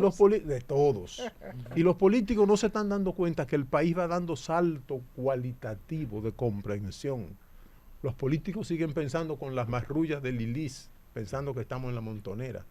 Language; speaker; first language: Spanish; native; Spanish